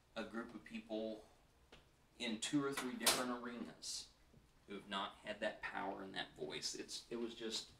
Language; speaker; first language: English; native; English